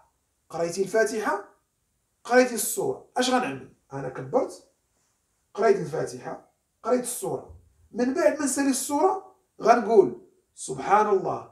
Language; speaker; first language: Arabic; native; Arabic